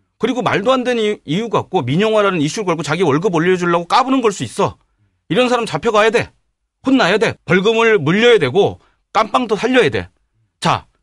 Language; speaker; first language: Korean; native; Korean